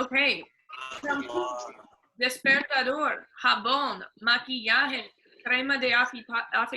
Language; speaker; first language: Spanish; non-native, fluent; English